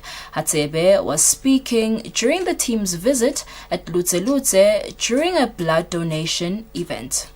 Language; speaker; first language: English; non-native, local second language; Swati